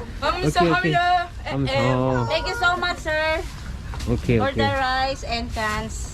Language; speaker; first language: English; non-native, local second language; Filipino